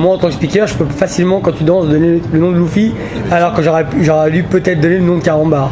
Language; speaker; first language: French; native; French